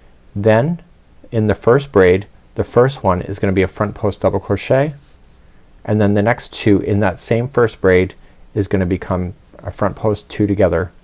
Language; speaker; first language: English; native; English